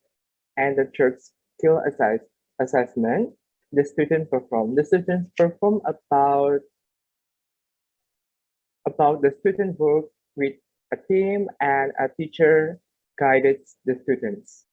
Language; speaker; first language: English; non-native, learner; Indonesian